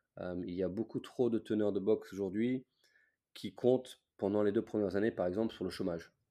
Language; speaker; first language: French; non-native, fluent; English